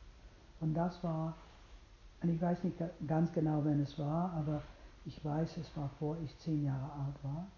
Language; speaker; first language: German; non-native, fluent; English